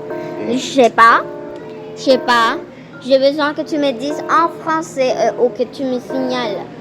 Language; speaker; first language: French; non-native, fluent; Spanish